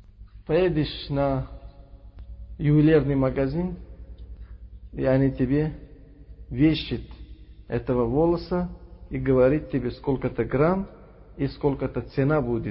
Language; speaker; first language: Russian; non-native, fluent; Uzbek